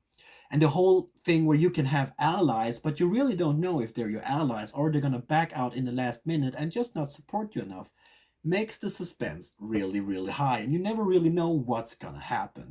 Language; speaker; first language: English; non-native, fluent; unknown